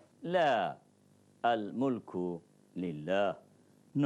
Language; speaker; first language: Arabic; non-native, fluent; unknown